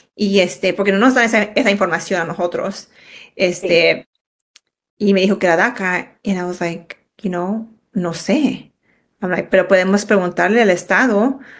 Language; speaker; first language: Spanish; early bilingual, heritage; Spanish